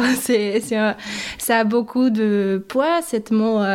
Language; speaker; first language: French; non-native, fluent; English